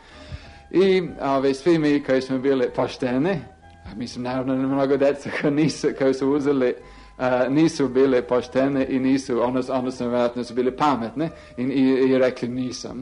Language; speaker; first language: Serbian; non-native, fluent; English